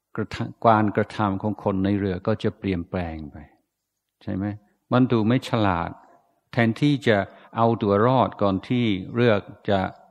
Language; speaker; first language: Thai; non-native, fluent; English